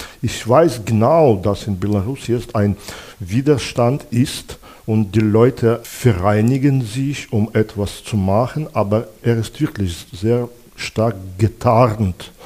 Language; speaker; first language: German; non-native, fluent; Belarusian